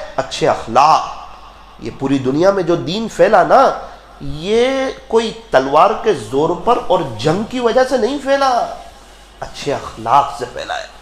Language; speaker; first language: Urdu; non-native, local second language; Gujarati